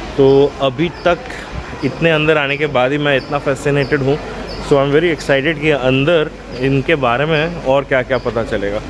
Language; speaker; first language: Hindi; non-native, local second language; Bangla